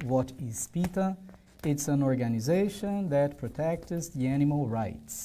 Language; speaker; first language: English; non-native, fluent; Portuguese